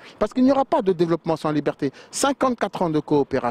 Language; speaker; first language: French; non-native, local second language; Wolof